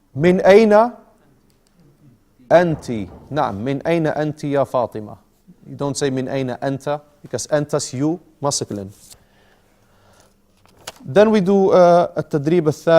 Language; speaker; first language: Arabic; non-native, fluent; English